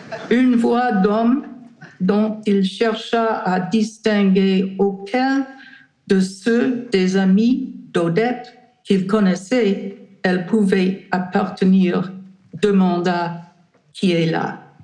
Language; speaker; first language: French; non-native, fluent; English